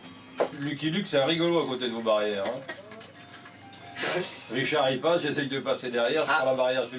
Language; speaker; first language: French; native; French